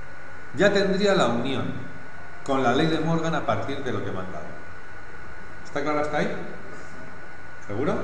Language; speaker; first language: Spanish; native; Spanish